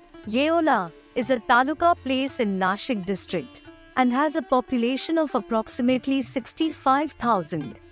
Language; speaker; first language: English; non-native, local second language; Marathi